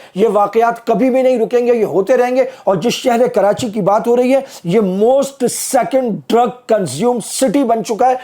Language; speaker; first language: Urdu; native; Urdu